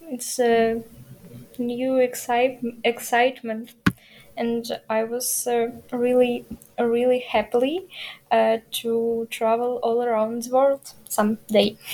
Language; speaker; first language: English; non-native, learner; Ukrainian